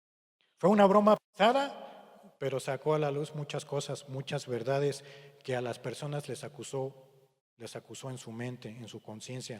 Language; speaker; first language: Spanish; native; Spanish